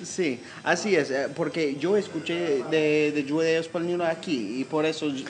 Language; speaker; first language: Spanish; non-native, learner; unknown